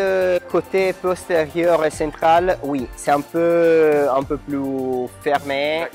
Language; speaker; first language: French; non-native, learner; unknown